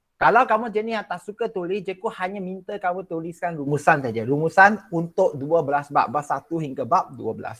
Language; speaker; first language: Malay; non-native, local second language; Chinese